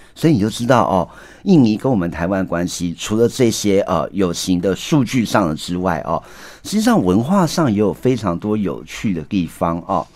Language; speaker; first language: Chinese; native; Chinese